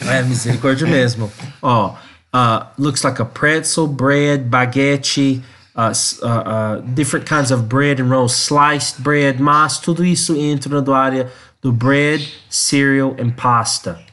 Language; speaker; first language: Portuguese; non-native, learner; English